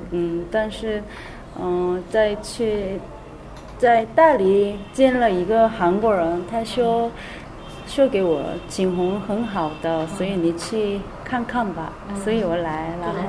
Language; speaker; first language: Chinese; non-native, learner; Korean